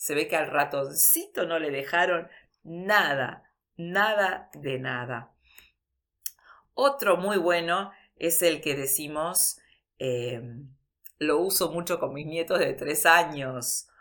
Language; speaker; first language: Spanish; early bilingual, heritage; Spanish